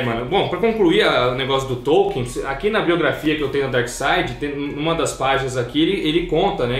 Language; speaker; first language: Portuguese; native; Portuguese